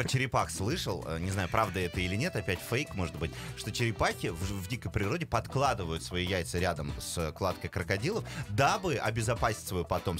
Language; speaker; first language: Russian; native; Russian